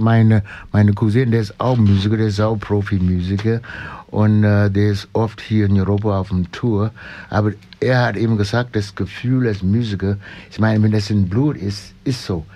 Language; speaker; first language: German; non-native, learner; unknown